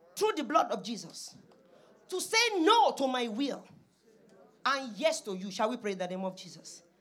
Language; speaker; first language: English; non-native, local second language; Yoruba